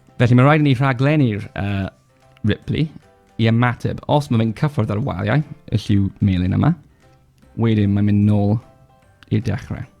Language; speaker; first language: Welsh; non-native, local second language; English